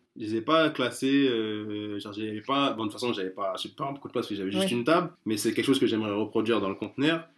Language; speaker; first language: French; native; French